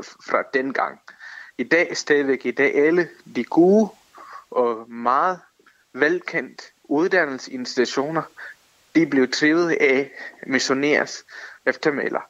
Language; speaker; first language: Danish; non-native, fluent; Tamil